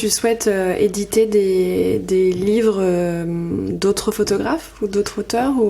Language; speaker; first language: French; native; French